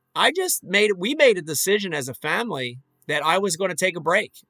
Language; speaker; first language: English; native; English